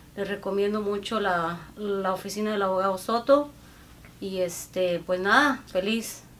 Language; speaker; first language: Spanish; native; Spanish